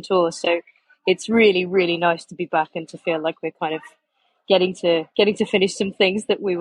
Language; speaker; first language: English; native; English